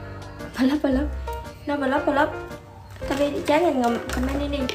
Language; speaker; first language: Indonesian; non-native, learner; Vietnamese